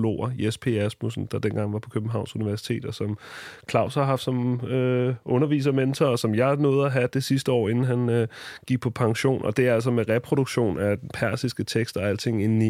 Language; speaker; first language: Danish; native; Danish